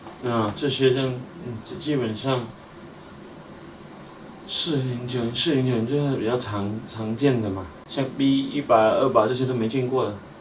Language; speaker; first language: Chinese; native; Chinese